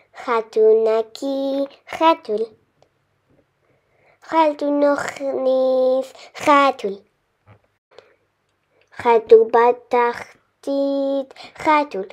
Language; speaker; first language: Hebrew; non-native, learner; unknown